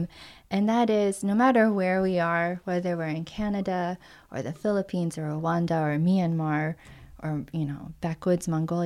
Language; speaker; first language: English; native; English